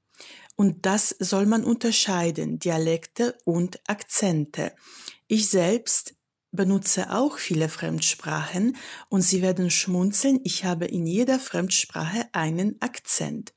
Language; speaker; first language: German; non-native, fluent; Polish